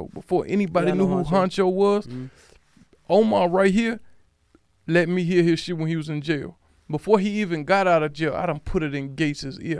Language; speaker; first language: English; native; English